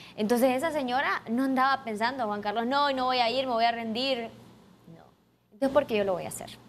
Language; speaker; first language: Spanish; native; Spanish